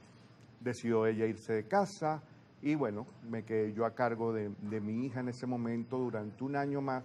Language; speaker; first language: Spanish; native; Spanish